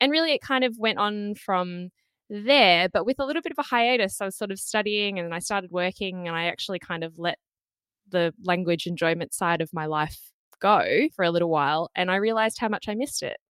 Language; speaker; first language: English; native; English